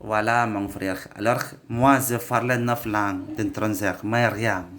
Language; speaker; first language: French; non-native, learner; Indonesian